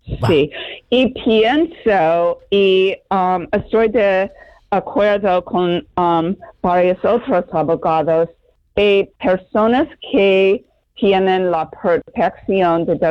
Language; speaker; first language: Spanish; non-native, fluent; English